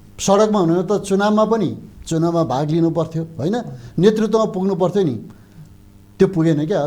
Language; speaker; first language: Nepali; non-native, local second language; Eastern Tamang